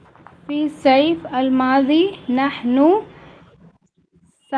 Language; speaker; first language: Arabic; non-native, learner; Hindi